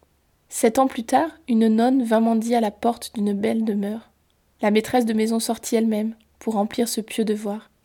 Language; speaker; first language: French; native; French